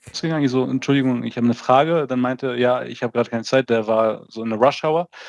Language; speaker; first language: German; early bilingual, other home language; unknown